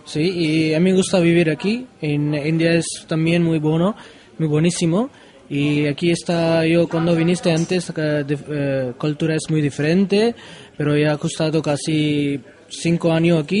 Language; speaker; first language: Spanish; non-native, learner; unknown